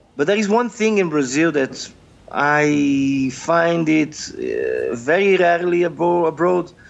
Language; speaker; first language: English; non-native, fluent; Portuguese